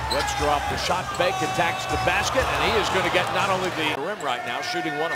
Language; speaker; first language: English; native; English